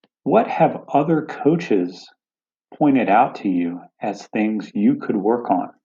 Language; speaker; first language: English; native; English